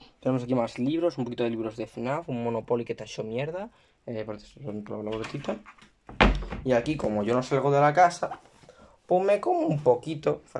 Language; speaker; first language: Spanish; native; Spanish